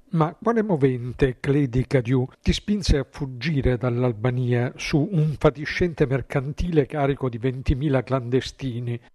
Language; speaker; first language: Italian; native; Italian